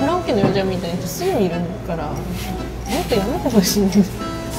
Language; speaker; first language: Korean; non-native, learner; Japanese